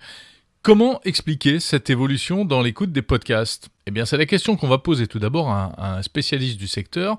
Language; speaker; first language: French; native; French